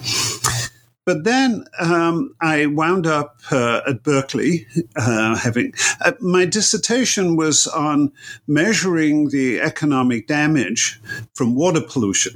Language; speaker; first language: English; native; English